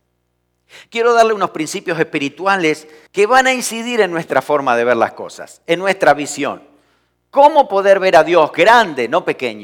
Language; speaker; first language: Spanish; native; Spanish